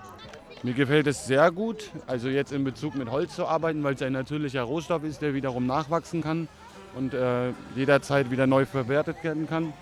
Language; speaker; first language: German; native; German